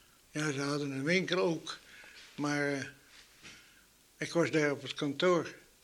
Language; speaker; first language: Dutch; native; Dutch